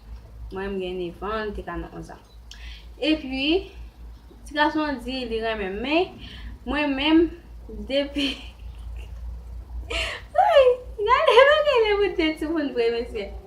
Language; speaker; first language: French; non-native, learner; Haitian Creole